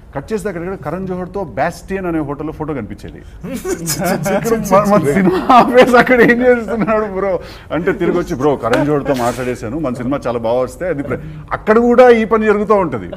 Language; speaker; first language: Telugu; native; Telugu